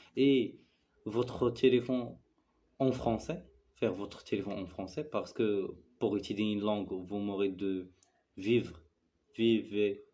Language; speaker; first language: French; non-native, learner; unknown